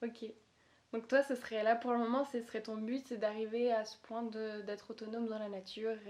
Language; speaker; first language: French; native; French